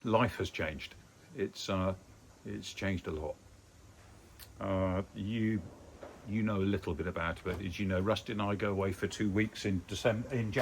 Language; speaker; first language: English; native; English